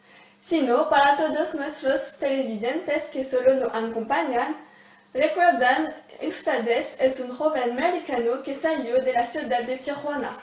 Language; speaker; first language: Spanish; non-native, learner; French